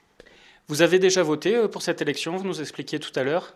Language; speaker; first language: French; native; French